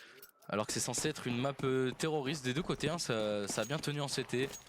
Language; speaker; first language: French; native; French